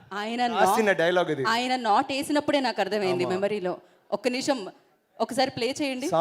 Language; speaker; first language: Telugu; native; Telugu